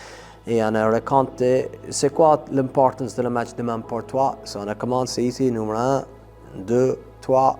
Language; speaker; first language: French; non-native, fluent; English